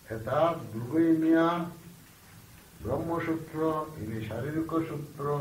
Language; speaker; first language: Russian; non-native, learner; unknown